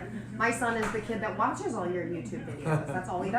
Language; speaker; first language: English; native; English